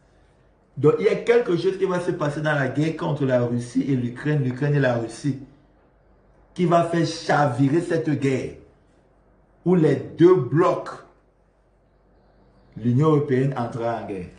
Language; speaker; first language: French; non-native, local second language; Malagasy